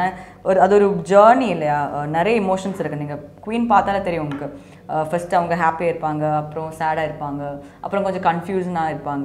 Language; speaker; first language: Tamil; non-native, fluent; Malayalam